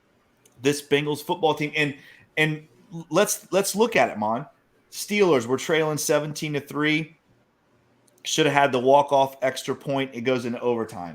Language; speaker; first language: English; native; English